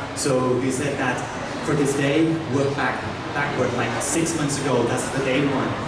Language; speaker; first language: English; non-native, fluent; Thai